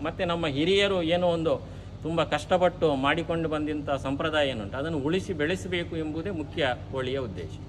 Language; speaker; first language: Kannada; non-native, local second language; Marathi